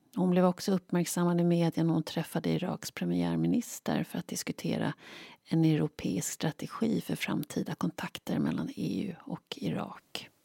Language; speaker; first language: Swedish; native; Swedish